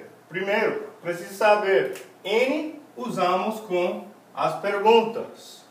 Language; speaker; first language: Portuguese; non-native, fluent; English